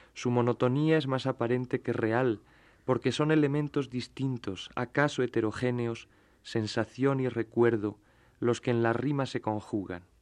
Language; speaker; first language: Spanish; native; Spanish